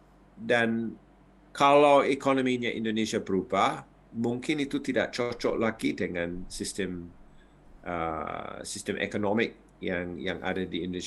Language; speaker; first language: Indonesian; non-native, fluent; English